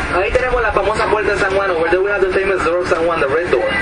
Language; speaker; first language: English; non-native, local second language; Spanish